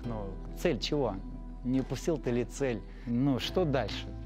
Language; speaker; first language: Russian; native; Russian